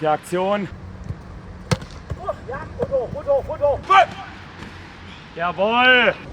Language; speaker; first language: German; native; German